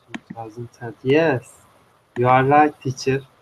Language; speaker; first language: English; non-native, learner; Turkish